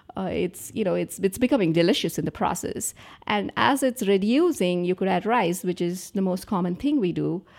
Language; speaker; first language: English; non-native, local second language; Telugu